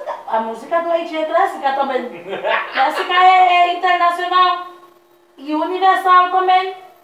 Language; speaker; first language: Portuguese; non-native, learner; Haitian Creole